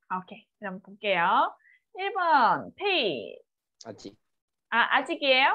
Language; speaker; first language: Korean; native; Korean